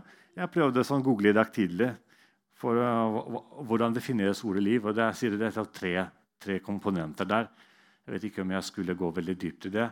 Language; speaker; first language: Norwegian; non-native, fluent; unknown